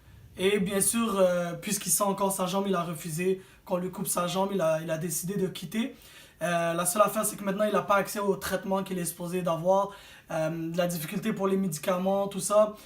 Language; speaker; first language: French; native; French